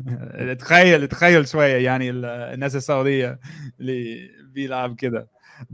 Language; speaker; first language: Arabic; non-native, fluent; English